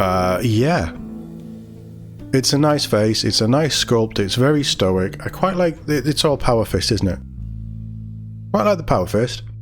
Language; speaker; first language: English; native; English